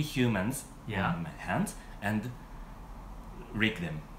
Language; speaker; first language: English; non-native, learner; Japanese